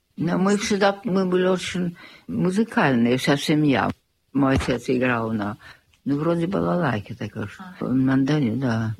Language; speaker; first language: Russian; early bilingual, heritage; Russian